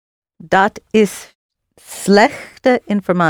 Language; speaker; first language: Dutch; non-native, learner; English